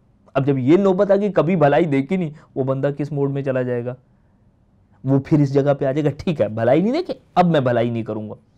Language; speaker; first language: Urdu; native; Urdu